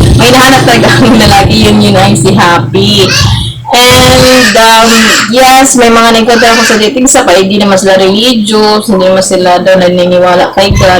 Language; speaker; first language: Filipino; non-native, local second language; Cebuano